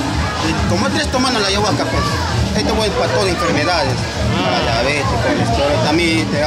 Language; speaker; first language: Spanish; native; Spanish